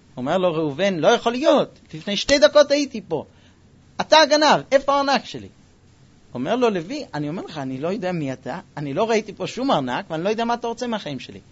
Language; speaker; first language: Hebrew; non-native, fluent; English